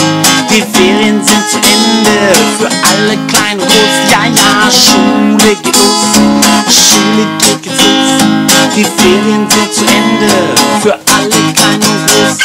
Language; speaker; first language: German; native; German